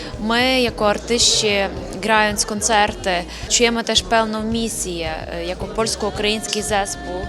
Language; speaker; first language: Polish; non-native, fluent; Ukrainian